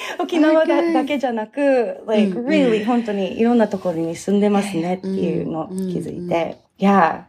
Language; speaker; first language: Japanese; early bilingual, heritage; English